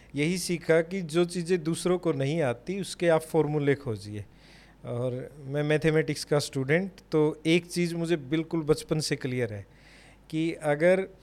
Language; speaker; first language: Hindi; native; Hindi